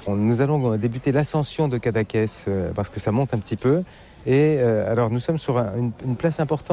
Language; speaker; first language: French; native; French